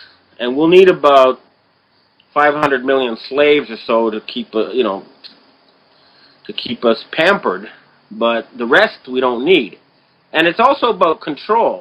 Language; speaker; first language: English; native; English